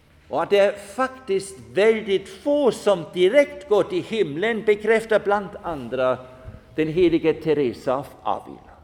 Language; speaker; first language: Swedish; non-native, fluent; German